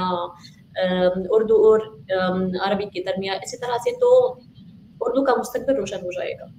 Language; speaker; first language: Hindi; non-native, fluent; Arabic